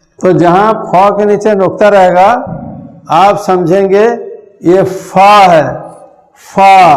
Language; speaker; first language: Hindi; native; Hindi